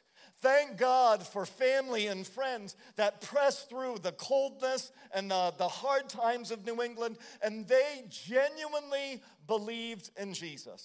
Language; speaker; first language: English; native; English